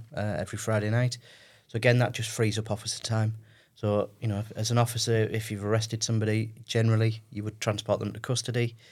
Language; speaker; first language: English; native; English